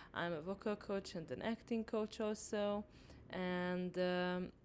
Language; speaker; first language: English; non-native, learner; Hungarian